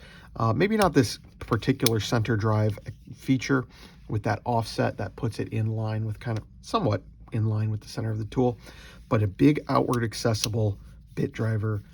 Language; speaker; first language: English; native; English